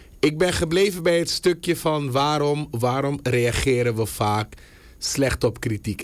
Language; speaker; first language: Dutch; native; Dutch